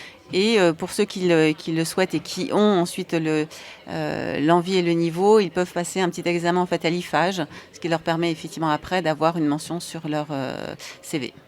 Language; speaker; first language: French; native; French